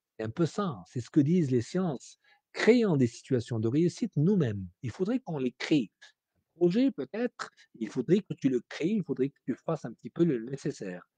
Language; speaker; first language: French; non-native, local second language; Arabic